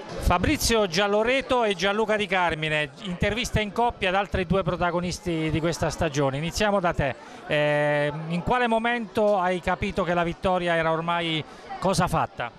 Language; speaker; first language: Italian; native; Italian